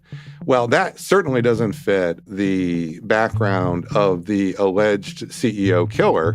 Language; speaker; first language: English; native; English